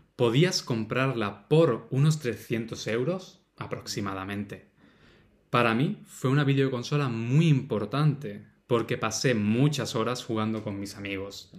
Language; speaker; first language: Spanish; native; Spanish